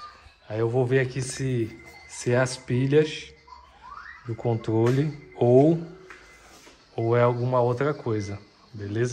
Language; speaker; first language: Portuguese; native; Portuguese